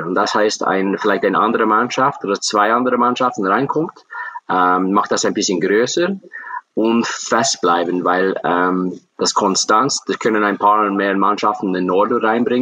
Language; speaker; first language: German; non-native, fluent; English